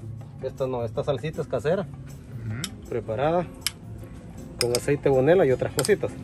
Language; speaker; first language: Spanish; native; Spanish